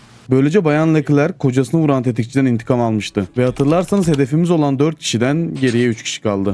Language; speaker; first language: Turkish; native; Turkish